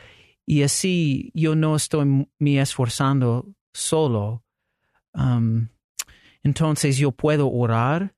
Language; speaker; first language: Spanish; non-native, learner; English